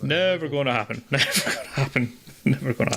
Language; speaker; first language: English; native; English